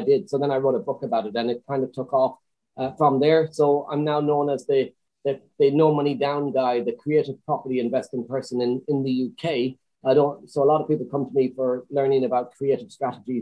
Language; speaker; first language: English; native; English